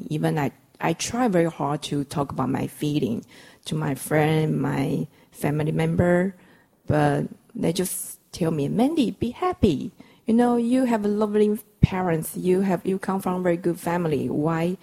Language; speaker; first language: English; non-native, fluent; Chinese